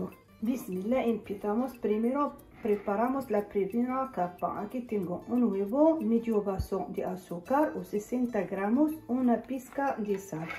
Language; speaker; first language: Spanish; non-native, fluent; Arabic